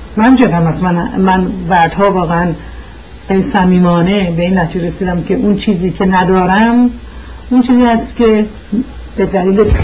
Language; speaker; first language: Persian; early bilingual, heritage; Persian